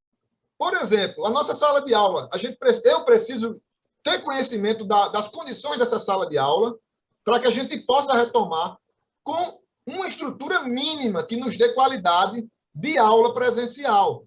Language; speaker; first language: Portuguese; native; Portuguese